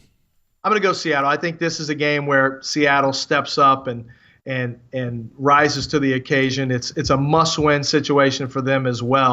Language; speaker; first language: English; native; English